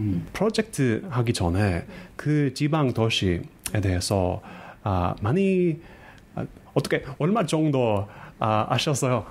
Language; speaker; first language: Korean; non-native, fluent; English